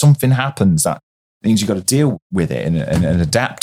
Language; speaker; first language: English; native; English